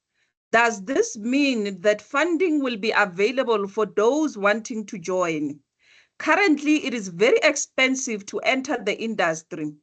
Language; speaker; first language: English; non-native, local second language; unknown